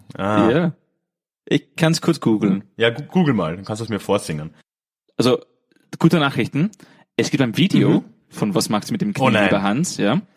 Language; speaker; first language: German; non-native, fluent; English